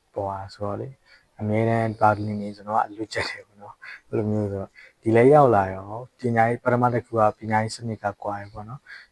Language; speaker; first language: Burmese; native; Burmese